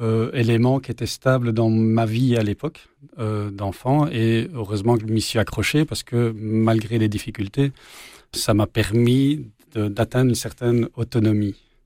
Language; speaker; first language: French; native; French